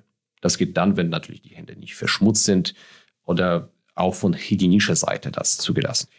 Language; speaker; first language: German; non-native, fluent; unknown